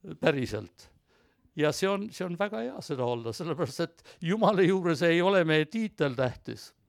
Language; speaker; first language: Estonian; early bilingual, heritage; Estonian